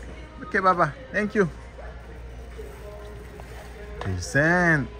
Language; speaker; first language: English; non-native, learner; Haitian Creole